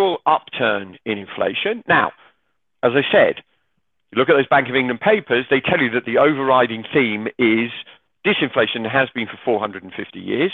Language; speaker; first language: English; native; English